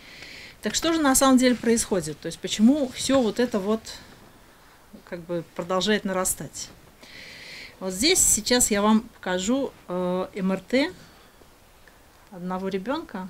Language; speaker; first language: Russian; native; Russian